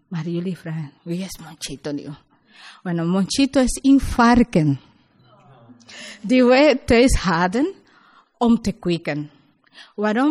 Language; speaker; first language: Dutch; non-native, learner; Spanish